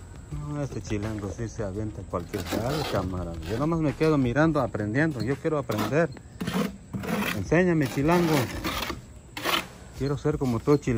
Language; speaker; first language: Spanish; native; Spanish